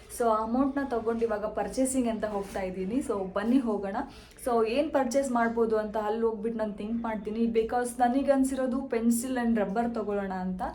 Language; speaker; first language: Kannada; native; Kannada